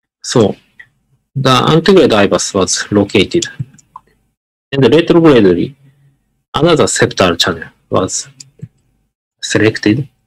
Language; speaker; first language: English; non-native, learner; Japanese